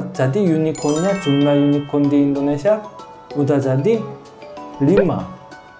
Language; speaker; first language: Indonesian; non-native, fluent; Korean